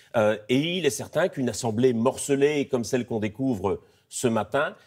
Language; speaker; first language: French; native; French